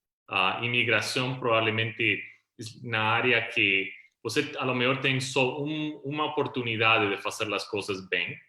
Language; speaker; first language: Portuguese; non-native, fluent; Spanish